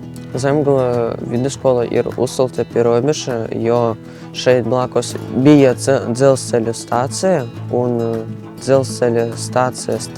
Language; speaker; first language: Latvian; non-native, local second language; Russian